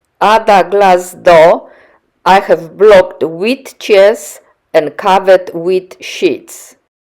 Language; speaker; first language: English; non-native, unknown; Polish